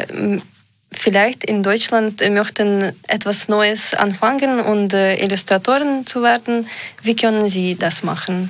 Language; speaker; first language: German; non-native, learner; Ukrainian